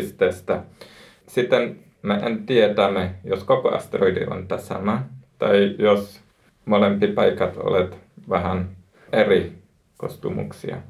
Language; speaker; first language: Finnish; non-native, learner; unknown